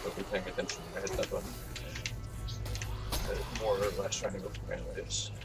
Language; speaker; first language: English; native; English